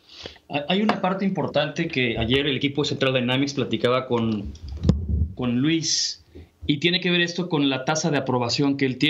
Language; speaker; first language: Spanish; native; Spanish